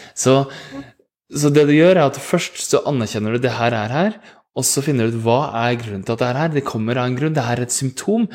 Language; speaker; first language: Norwegian; native; Norwegian